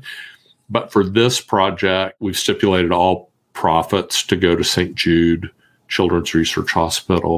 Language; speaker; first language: English; native; English